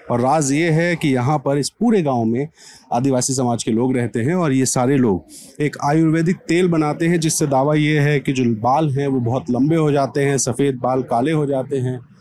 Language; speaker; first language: Hindi; native; Hindi